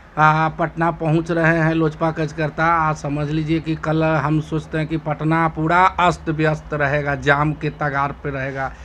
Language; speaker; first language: Hindi; native; Hindi